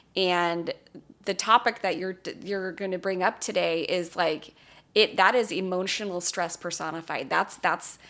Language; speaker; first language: English; native; English